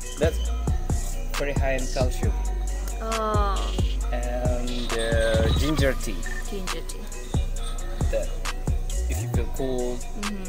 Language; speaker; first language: English; non-native, learner; Indonesian